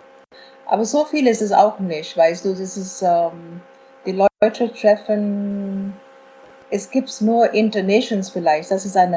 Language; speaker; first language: German; non-native, fluent; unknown